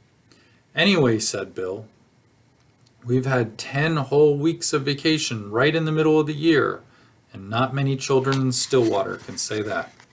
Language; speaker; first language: English; native; English